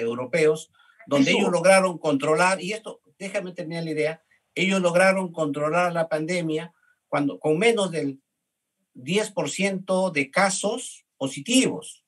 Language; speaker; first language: Spanish; native; Spanish